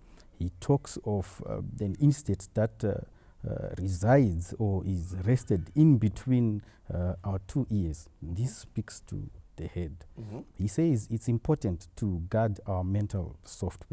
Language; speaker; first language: English; non-native, local second language; Shona